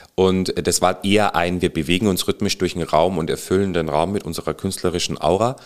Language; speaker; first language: German; native; German